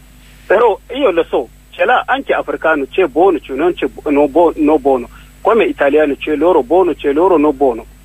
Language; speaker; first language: Italian; non-native, learner; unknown